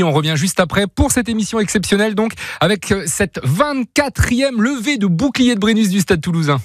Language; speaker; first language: French; native; French